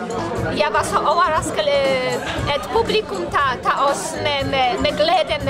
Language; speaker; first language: Danish; non-native, learner; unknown